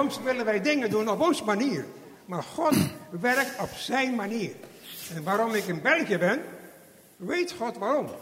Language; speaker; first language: Dutch; non-native, fluent; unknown